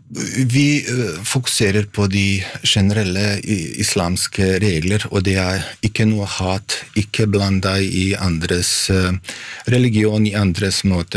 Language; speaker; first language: Norwegian; non-native, fluent; Bosnian